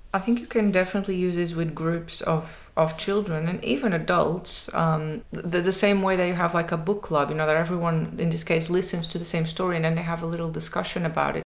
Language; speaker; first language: English; non-native, fluent; Portuguese